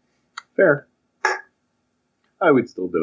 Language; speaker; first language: English; native; English